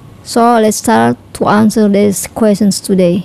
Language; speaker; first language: English; non-native, learner; Indonesian